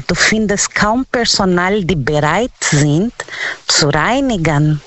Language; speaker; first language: German; non-native, learner; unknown